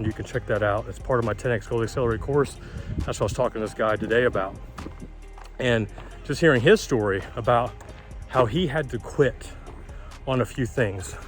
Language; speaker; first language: English; native; English